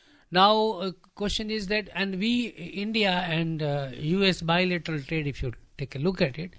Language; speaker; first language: English; non-native, local second language; Hindi